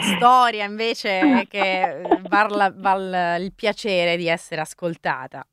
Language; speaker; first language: Italian; native; Italian